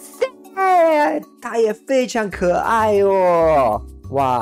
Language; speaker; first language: Chinese; non-native, learner; Spanish